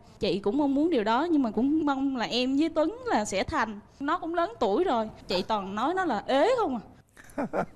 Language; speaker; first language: Vietnamese; native; Vietnamese